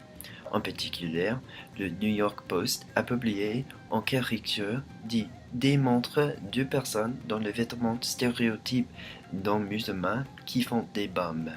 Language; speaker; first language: French; non-native, learner; English